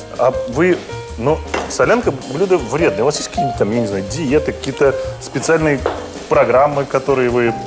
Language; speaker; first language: Russian; native; Russian